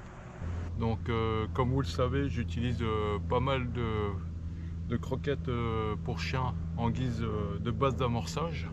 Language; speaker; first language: French; native; French